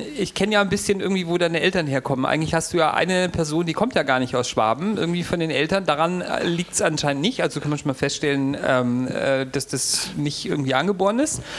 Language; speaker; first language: German; native; German